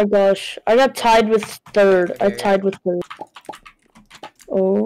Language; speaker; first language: English; native; English